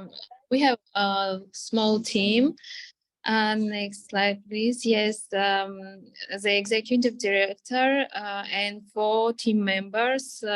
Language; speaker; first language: English; non-native, fluent; Armenian